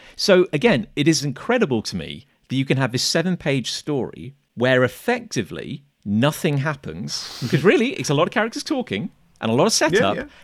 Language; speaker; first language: English; native; English